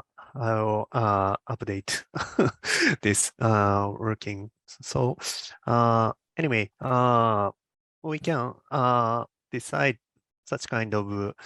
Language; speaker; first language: English; non-native, learner; Japanese